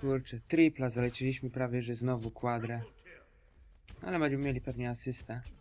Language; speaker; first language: Polish; native; Polish